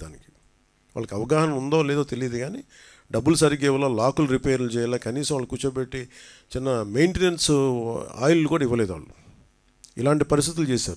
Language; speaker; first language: Telugu; native; Telugu